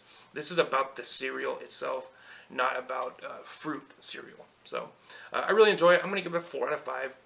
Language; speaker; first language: English; native; English